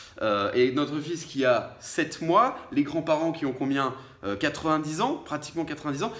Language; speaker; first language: French; native; French